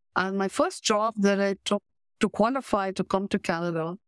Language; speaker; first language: English; native; English